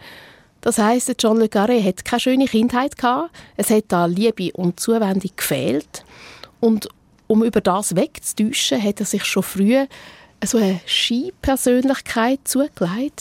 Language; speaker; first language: German; native; German